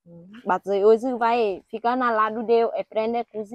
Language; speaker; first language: Portuguese; non-native, learner; Vietnamese